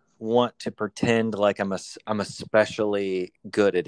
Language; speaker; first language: English; native; English